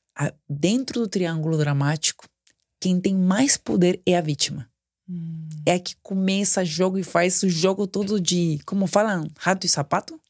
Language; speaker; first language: Portuguese; non-native, fluent; Spanish